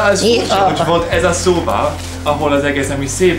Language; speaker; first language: Hungarian; non-native, learner; English